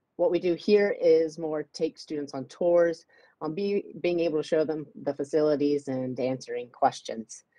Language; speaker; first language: English; native; English